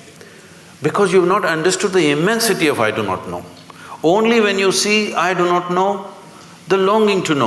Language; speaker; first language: English; non-native, local second language; Kannada